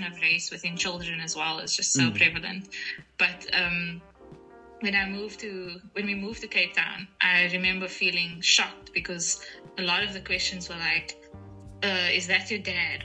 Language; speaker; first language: English; native; English